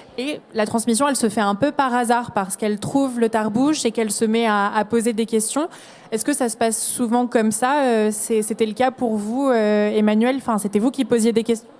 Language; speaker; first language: French; native; French